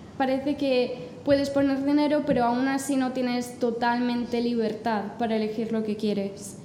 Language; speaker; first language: Spanish; non-native, fluent; English